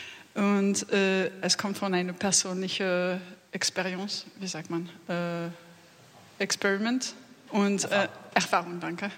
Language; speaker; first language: German; non-native, learner; French